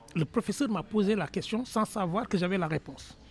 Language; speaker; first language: French; non-native, local second language; Wolof